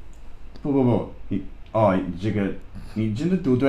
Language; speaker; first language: Chinese; non-native, fluent; English